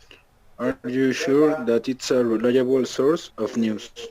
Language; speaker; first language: English; non-native, learner; Spanish